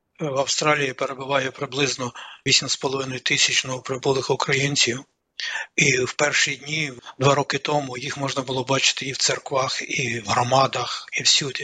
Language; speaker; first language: Ukrainian; native; Ukrainian